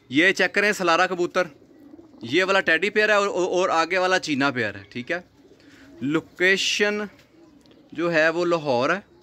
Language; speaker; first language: Urdu; non-native, local second language; Punjabi